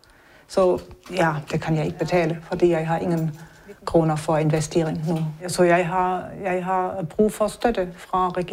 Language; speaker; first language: Danish; non-native, fluent; German